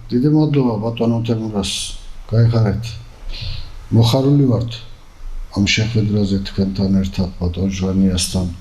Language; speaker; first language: Georgian; early bilingual, heritage; Georgian